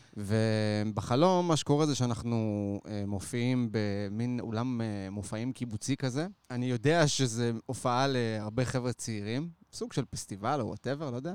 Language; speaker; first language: Hebrew; native; Hebrew